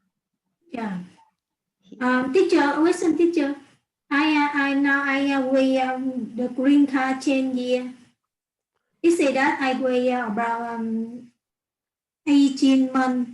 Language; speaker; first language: English; non-native, learner; Vietnamese